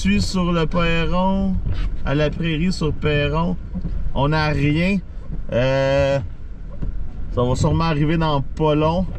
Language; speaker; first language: French; native; French